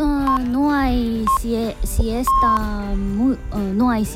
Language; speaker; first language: Spanish; non-native, learner; Korean